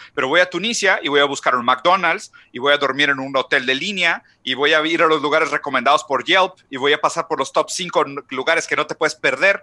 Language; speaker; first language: Spanish; non-native, fluent; Portuguese